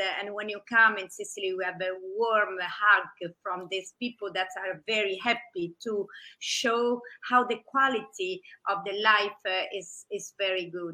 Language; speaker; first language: English; non-native, fluent; Italian